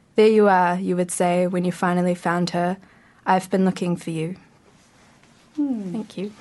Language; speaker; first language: English; native; English